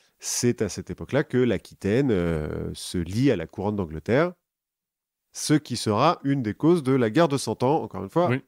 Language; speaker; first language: French; native; French